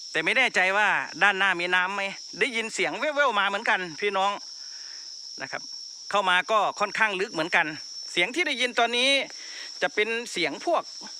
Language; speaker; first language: Thai; native; Thai